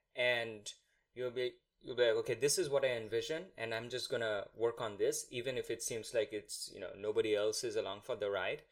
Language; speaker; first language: English; non-native, local second language; Bangla